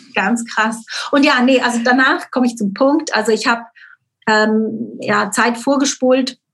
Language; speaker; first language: German; native; German